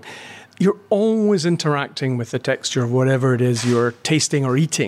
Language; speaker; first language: English; native; English